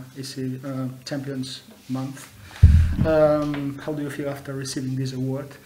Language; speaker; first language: English; non-native, fluent; Catalan